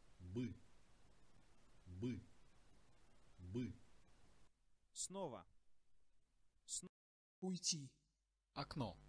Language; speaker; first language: Russian; non-native, learner; English